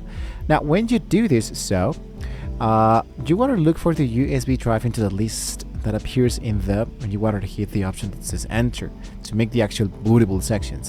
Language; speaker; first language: English; non-native, fluent; Spanish